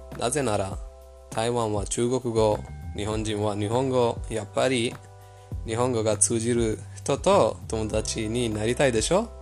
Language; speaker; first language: Japanese; non-native, fluent; Persian